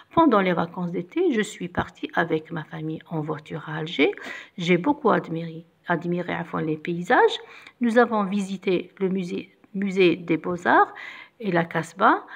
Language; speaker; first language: French; non-native, local second language; Arabic